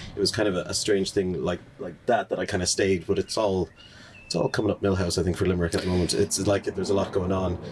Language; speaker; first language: English; native; English